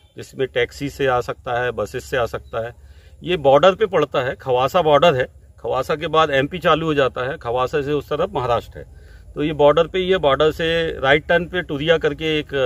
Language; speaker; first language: Hindi; native; Hindi